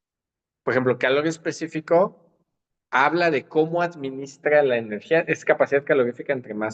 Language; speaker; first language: Spanish; native; Spanish